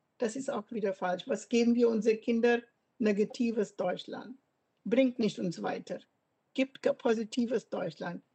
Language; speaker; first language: German; non-native, fluent; Punjabi